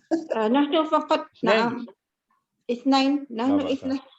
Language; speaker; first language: Arabic; non-native, learner; Malay